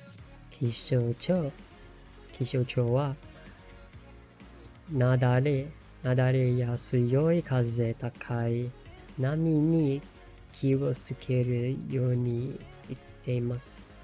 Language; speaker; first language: Japanese; non-native, learner; English